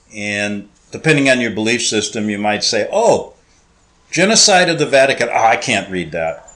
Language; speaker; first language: English; native; English